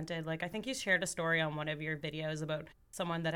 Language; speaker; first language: English; native; English